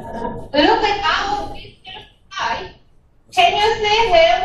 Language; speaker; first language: English; non-native, fluent; Russian